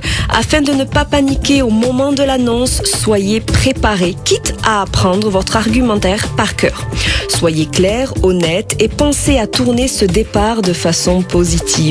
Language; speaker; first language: French; native; French